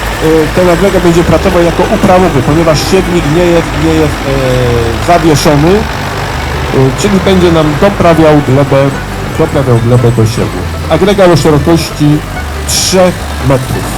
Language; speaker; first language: Polish; native; Polish